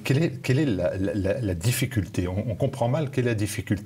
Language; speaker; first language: French; native; French